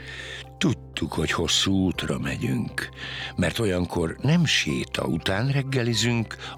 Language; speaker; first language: Hungarian; native; Hungarian